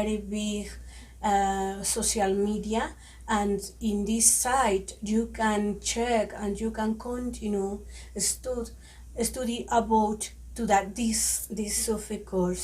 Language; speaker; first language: English; non-native, learner; Spanish